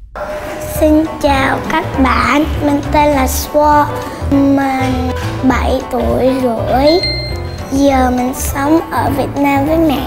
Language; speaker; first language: Vietnamese; early bilingual, other home language; English